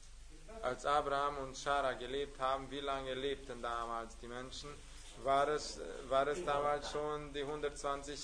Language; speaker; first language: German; non-native, fluent; Hungarian